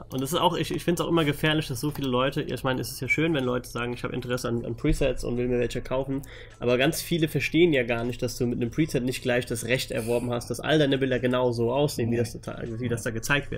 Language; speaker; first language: German; native; German